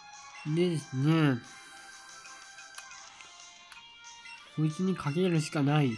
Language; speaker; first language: Japanese; native; Japanese